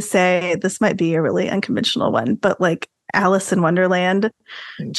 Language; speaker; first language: English; native; English